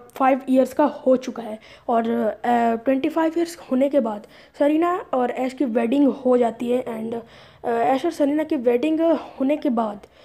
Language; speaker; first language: Hindi; native; Hindi